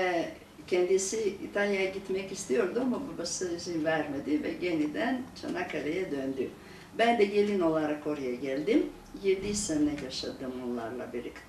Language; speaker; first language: Turkish; non-native, local second language; Greek